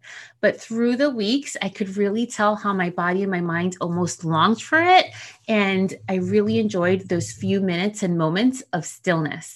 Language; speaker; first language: English; early bilingual, other home language; Spanish